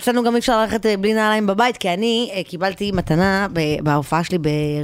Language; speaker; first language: Hebrew; native; Hebrew